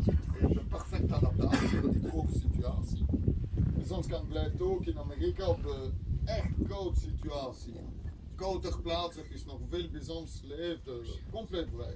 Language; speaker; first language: Dutch; non-native, learner; French